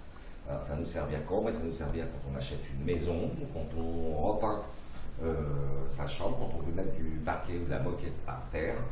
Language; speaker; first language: French; native; French